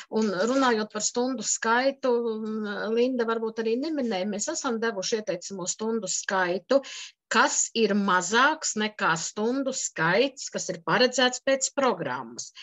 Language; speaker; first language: Latvian; native; Latvian